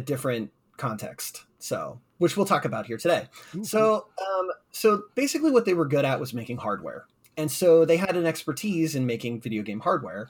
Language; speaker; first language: English; native; English